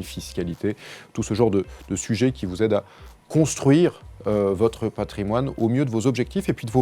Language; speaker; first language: French; native; French